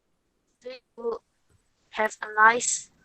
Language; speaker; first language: English; non-native, learner; Indonesian